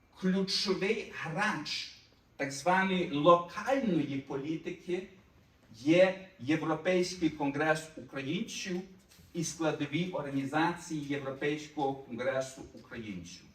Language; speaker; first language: Ukrainian; early bilingual, heritage; Ukrainian